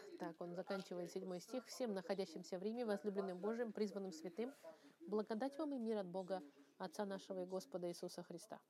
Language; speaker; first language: Russian; non-native, fluent; French